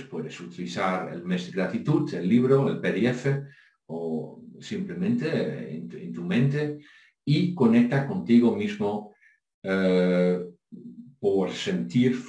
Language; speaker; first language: Spanish; non-native, fluent; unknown